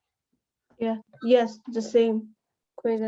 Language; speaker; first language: English; non-native, learner; Chinese